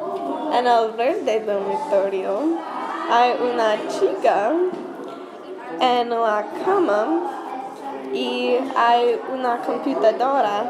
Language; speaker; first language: Spanish; non-native, learner; English